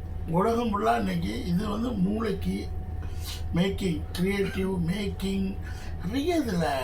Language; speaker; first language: Tamil; native; Tamil